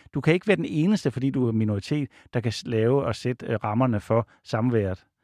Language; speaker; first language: Danish; native; Danish